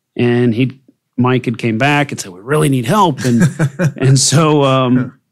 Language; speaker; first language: English; native; English